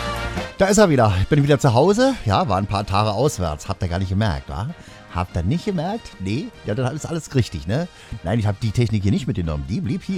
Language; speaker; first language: German; native; German